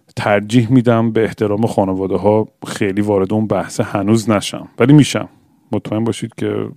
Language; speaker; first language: Persian; early bilingual, other home language; English